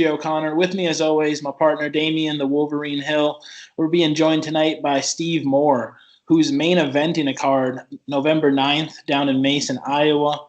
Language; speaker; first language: English; native; English